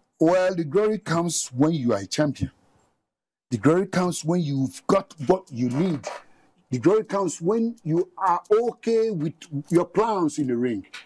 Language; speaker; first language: English; non-native, local second language; Ga